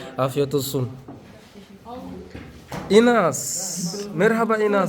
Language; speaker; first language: Turkish; non-native, learner; Arabic